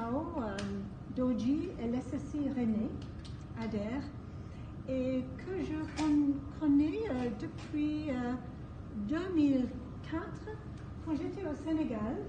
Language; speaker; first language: French; non-native, fluent; English